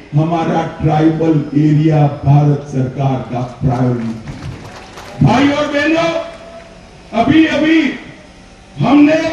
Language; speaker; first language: Hindi; non-native, local second language; Gujarati